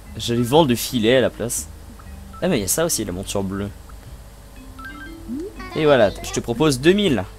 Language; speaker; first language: French; native; French